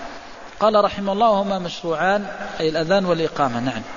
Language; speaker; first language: Arabic; native; Arabic